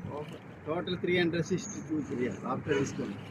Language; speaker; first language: English; non-native, learner; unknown